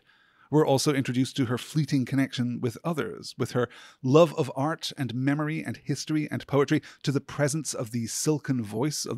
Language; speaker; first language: English; native; English